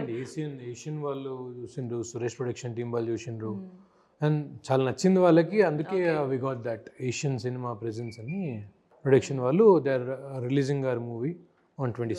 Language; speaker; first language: Telugu; native; Telugu